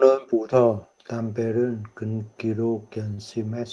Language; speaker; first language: Korean; non-native, learner; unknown